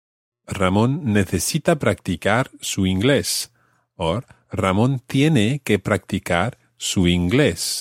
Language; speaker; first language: Spanish; non-native, fluent; English